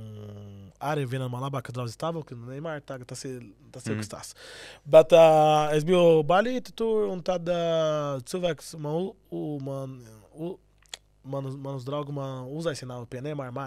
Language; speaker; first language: Latvian; non-native, learner; Portuguese